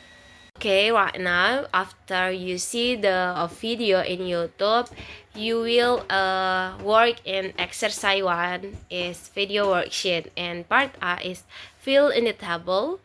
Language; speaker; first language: English; non-native, learner; Indonesian